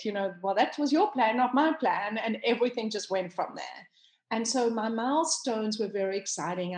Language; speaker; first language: English; native; English